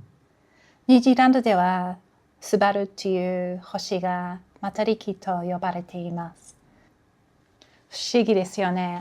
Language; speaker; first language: Japanese; non-native, learner; English